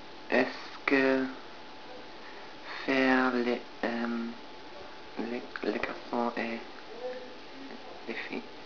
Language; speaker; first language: French; non-native, learner; English